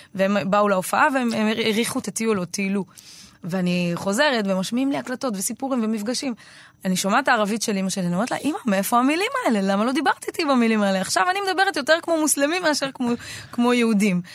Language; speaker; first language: Hebrew; native; Hebrew